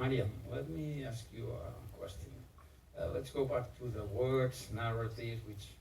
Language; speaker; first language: English; non-native, fluent; Catalan